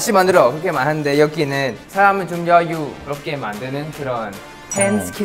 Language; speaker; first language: Korean; non-native, fluent; Thai